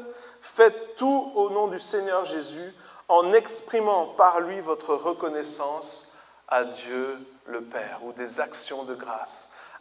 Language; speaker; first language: French; native; French